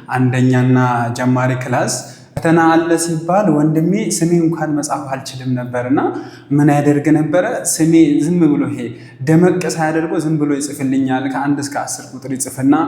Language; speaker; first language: Amharic; non-native, local second language; Sebat Bet Gurage